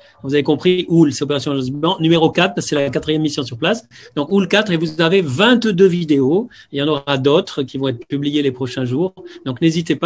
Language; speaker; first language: French; native; French